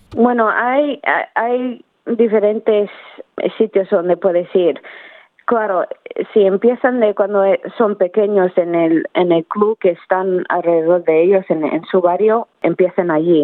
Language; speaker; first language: Spanish; early bilingual, heritage; Spanish